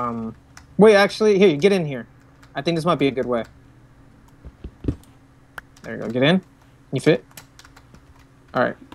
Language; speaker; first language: English; native; English